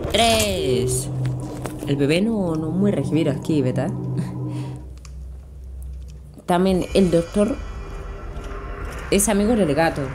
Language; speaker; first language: Spanish; native; Spanish